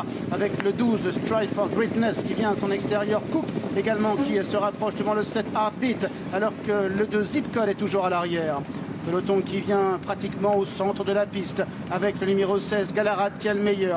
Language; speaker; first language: French; native; French